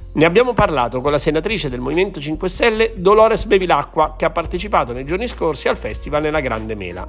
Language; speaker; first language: Italian; native; Italian